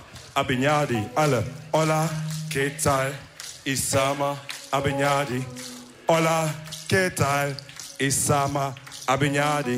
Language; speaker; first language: German; early bilingual, other home language; Wolof